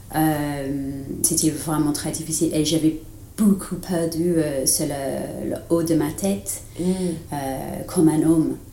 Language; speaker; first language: French; non-native, fluent; English